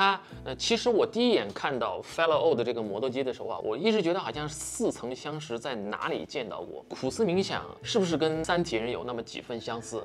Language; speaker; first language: Chinese; native; Chinese